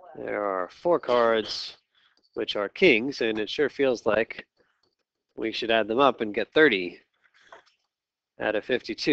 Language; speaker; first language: English; native; English